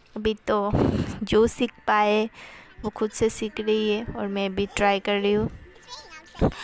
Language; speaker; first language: Hindi; non-native, local second language; Bangla